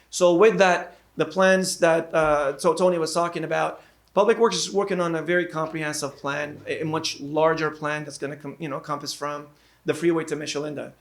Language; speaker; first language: English; native; English